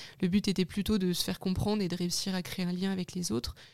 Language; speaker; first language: French; native; French